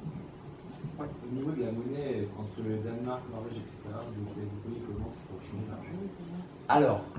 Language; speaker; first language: French; native; French